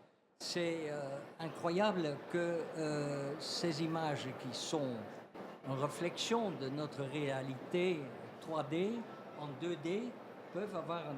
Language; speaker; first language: French; non-native, fluent; Dutch